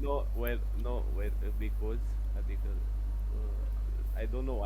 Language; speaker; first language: English; non-native, learner; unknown